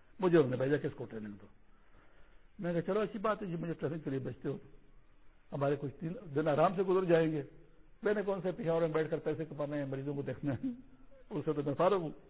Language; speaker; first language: Urdu; non-native, local second language; Pashto